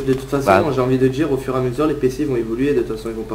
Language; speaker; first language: French; native; French